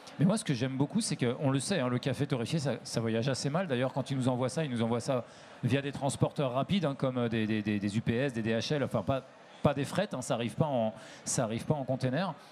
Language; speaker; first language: French; native; French